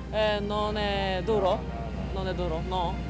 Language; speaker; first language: Italian; non-native, learner; Korean